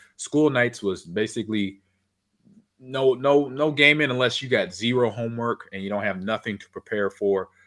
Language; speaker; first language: English; native; English